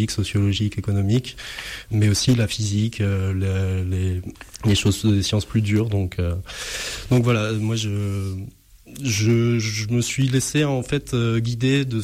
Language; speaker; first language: French; native; French